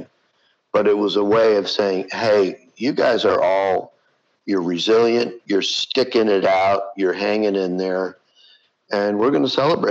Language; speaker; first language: English; native; English